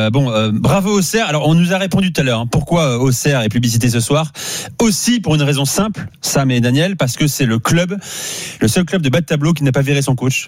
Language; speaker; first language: French; native; French